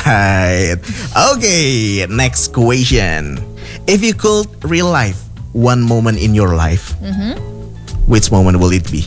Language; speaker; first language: English; non-native, fluent; Indonesian